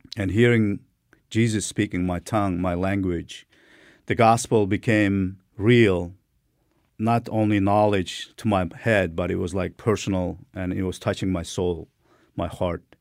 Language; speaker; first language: English; non-native, fluent; Turkmen